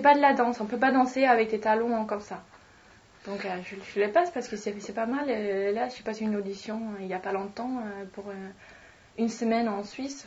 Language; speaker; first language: French; non-native, fluent; Swedish